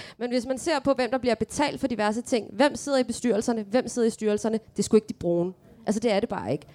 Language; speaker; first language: Danish; early bilingual, other home language; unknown